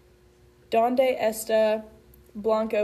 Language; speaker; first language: Spanish; non-native, learner; English